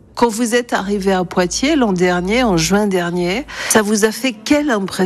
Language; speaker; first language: French; native; French